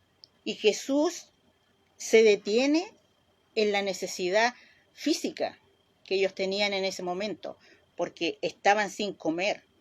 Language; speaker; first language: Spanish; native; Spanish